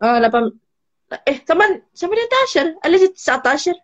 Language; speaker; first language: Arabic; non-native, learner; Malay